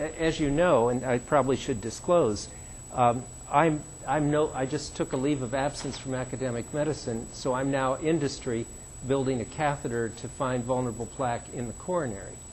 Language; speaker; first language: English; native; English